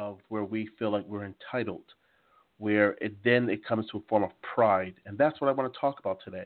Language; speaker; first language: English; native; English